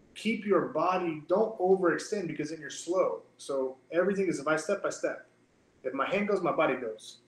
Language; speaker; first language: English; native; English